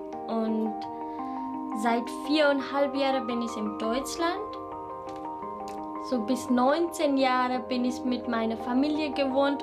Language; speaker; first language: German; non-native, fluent; Nepali